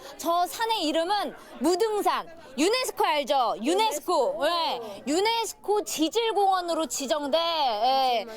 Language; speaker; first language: Korean; native; Korean